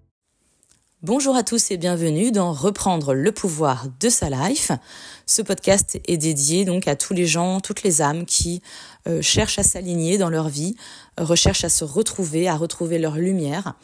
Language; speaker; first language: French; native; French